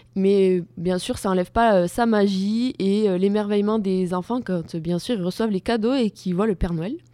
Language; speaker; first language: French; native; French